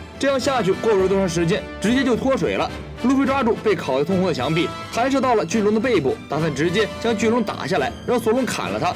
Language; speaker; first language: Chinese; native; Chinese